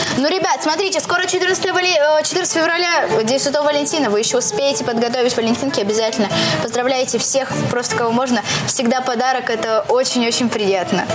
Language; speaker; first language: Russian; native; Russian